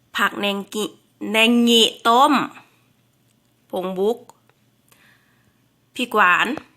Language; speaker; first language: Thai; native; Thai